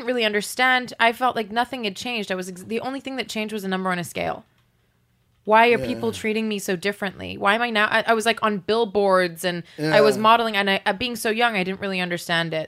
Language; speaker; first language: English; native; English